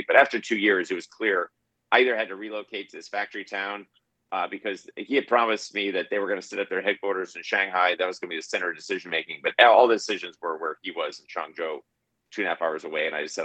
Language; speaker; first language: English; native; English